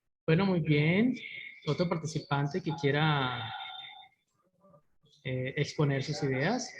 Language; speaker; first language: Spanish; native; Spanish